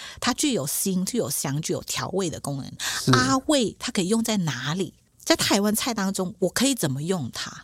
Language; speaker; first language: Chinese; native; Chinese